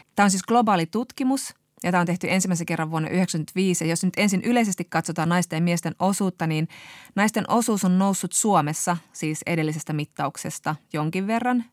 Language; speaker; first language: Finnish; native; Finnish